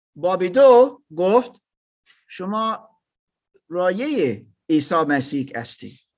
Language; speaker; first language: Persian; non-native, learner; English